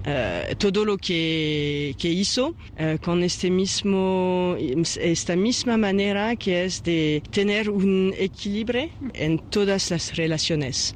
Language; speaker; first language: Spanish; non-native, learner; French